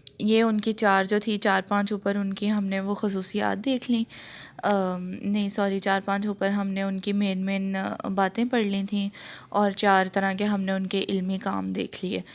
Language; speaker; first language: Urdu; non-native, local second language; Punjabi